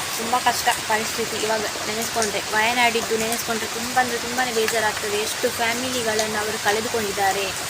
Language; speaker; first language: Kannada; non-native, local second language; Tulu